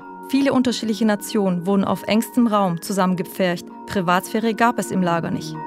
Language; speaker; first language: German; native; German